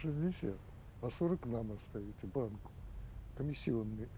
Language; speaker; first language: Russian; native; Russian